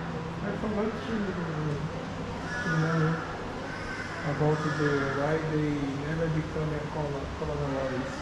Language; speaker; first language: English; non-native, learner; Portuguese